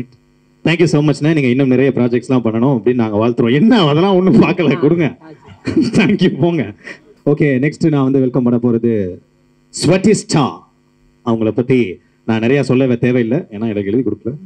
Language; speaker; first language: Tamil; native; Tamil